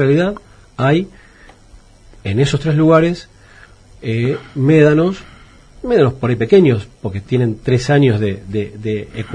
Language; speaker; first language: Spanish; native; Spanish